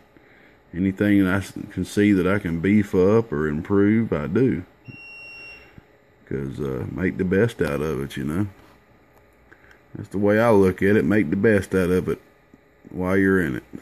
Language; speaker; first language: English; native; English